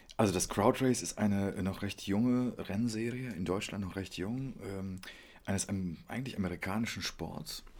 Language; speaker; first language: German; early bilingual, other home language; Polish